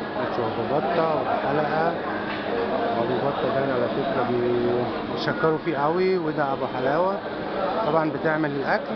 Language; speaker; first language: Arabic; native; Arabic